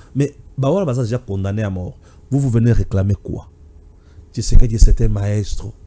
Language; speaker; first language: French; non-native, local second language; Luba-Lulua